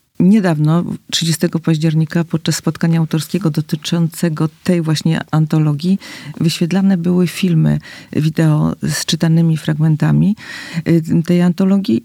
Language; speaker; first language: Polish; native; Polish